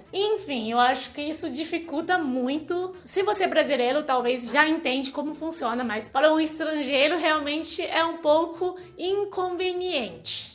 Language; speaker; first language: Portuguese; non-native, fluent; Chinese